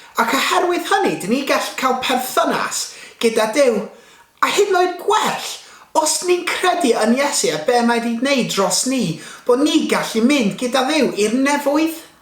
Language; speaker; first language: Welsh; non-native, local second language; English